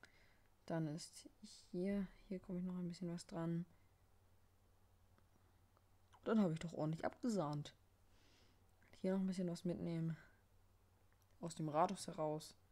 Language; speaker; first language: German; native; German